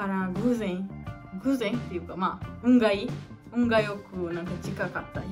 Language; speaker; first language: Japanese; non-native, learner; Portuguese